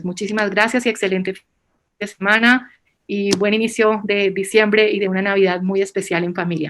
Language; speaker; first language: Spanish; native; Spanish